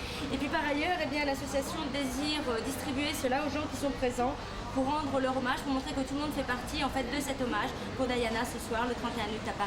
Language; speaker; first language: French; native; French